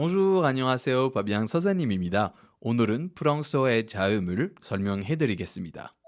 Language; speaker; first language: Korean; non-native, fluent; French